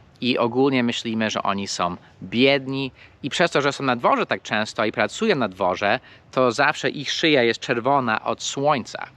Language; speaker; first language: Polish; non-native, fluent; English